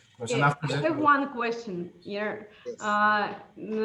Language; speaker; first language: English; non-native, fluent; Russian